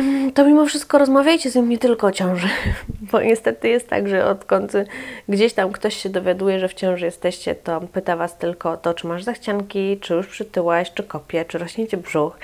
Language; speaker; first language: Polish; native; Polish